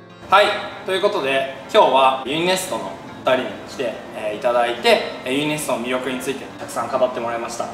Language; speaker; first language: Japanese; native; Japanese